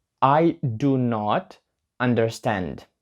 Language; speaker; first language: English; non-native, learner; Ukrainian